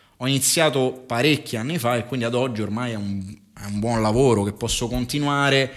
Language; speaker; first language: Italian; native; Italian